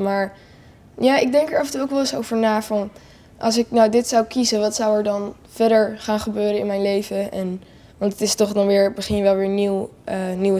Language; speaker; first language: Dutch; native; Dutch